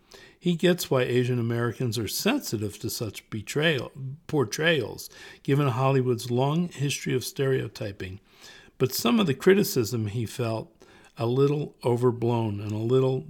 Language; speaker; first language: English; native; English